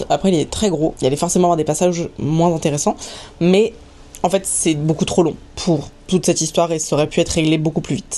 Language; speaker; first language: French; native; French